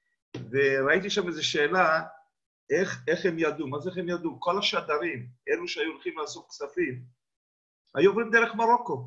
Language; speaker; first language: Hebrew; non-native, fluent; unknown